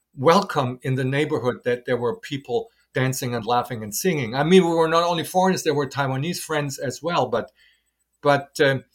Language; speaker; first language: English; non-native, fluent; German